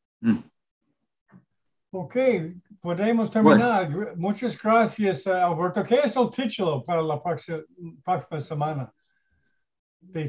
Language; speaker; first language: Spanish; non-native, fluent; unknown